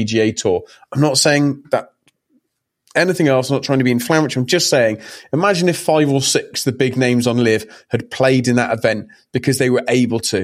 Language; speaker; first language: English; native; English